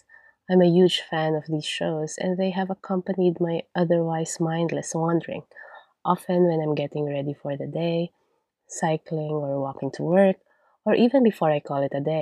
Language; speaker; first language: English; non-native, local second language; Filipino